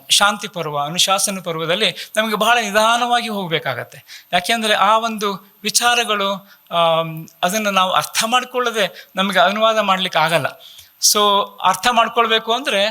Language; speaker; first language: Kannada; native; Kannada